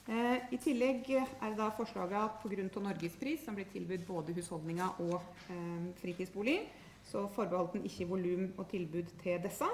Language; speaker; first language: Norwegian; native; Norwegian